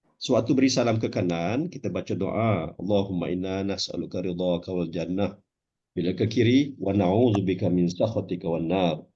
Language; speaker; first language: Malay; native; Malay